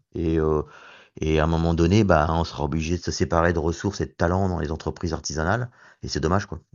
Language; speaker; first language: French; native; French